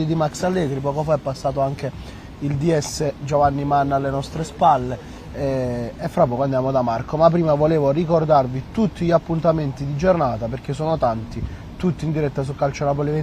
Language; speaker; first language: Italian; native; Italian